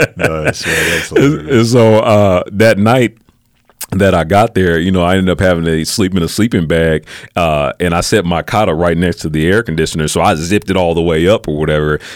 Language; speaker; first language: English; native; English